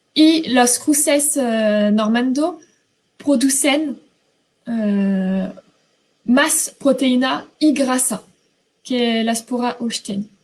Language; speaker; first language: Spanish; non-native, fluent; French